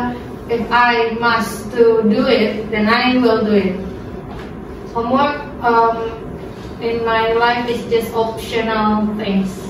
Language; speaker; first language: English; non-native, learner; Indonesian